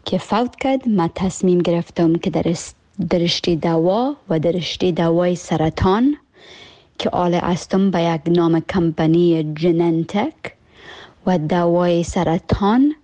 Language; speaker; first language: Persian; early bilingual, heritage; Persian